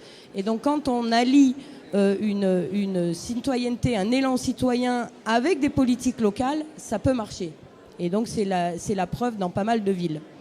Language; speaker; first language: French; native; French